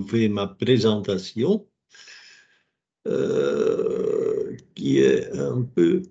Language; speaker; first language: French; non-native, local second language; Dutch